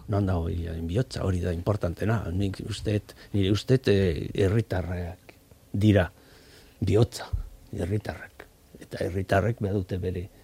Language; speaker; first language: Basque; non-native, local second language; Spanish